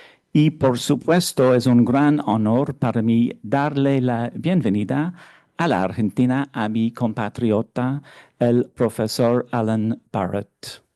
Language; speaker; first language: Spanish; non-native, fluent; English